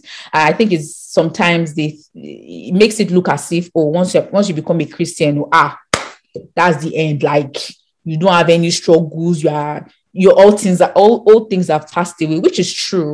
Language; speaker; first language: English; non-native, local second language; Yoruba